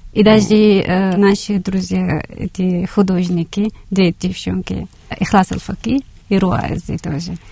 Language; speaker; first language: Russian; non-native, learner; Arabic